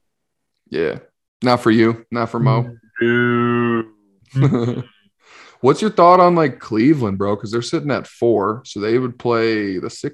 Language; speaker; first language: English; native; English